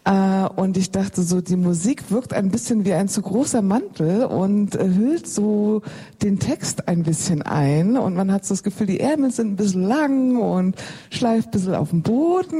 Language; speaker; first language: German; native; German